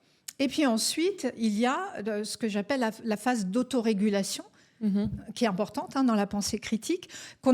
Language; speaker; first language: French; native; French